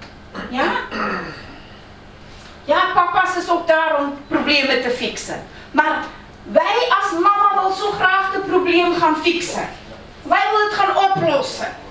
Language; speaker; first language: Dutch; non-native, fluent; Afrikaans